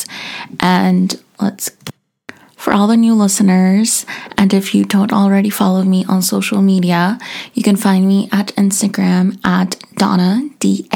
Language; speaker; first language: English; native; English